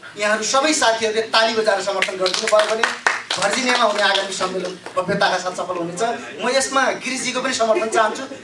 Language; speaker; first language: Nepali; native; Nepali